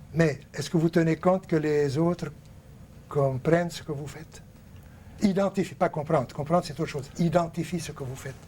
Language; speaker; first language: French; non-native, local second language; Arabic